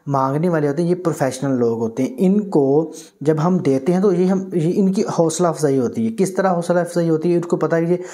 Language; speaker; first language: Urdu; non-native, local second language; Punjabi